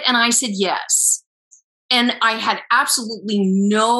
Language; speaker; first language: English; native; English